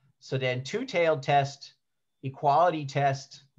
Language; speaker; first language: Danish; non-native, learner; English